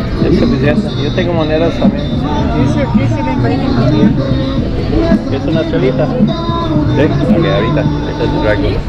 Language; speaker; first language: Spanish; non-native, learner; English